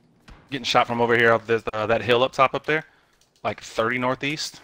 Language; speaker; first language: English; native; English